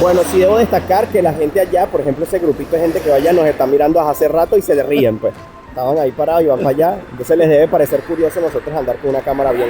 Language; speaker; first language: Spanish; native; Spanish